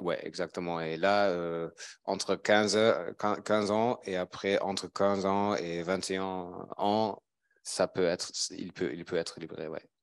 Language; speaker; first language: French; non-native, fluent; German